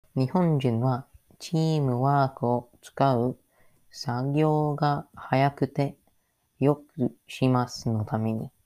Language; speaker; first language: Japanese; non-native, learner; English